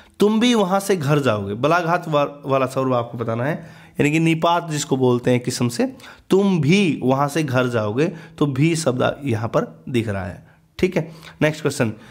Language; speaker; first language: Hindi; native; Hindi